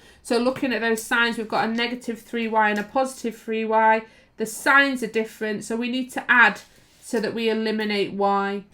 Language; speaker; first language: English; native; English